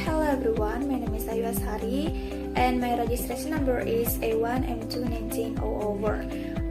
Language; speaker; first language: English; non-native, learner; Indonesian